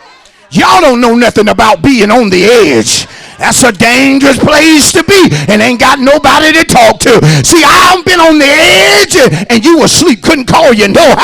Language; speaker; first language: English; native; English